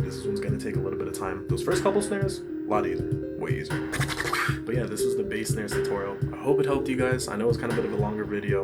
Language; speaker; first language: English; native; English